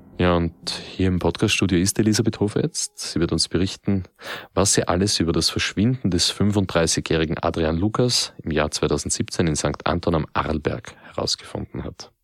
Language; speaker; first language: German; native; German